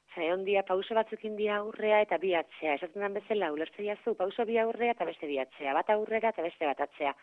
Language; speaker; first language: Basque; native; Basque